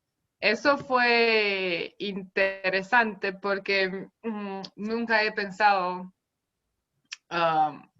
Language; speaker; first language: Spanish; non-native, fluent; Romanian